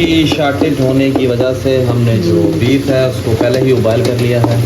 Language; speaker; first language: Urdu; native; Urdu